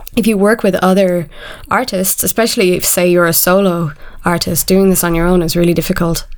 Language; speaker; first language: English; native; English